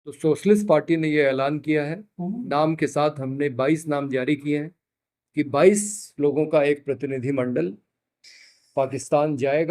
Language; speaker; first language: Hindi; native; Hindi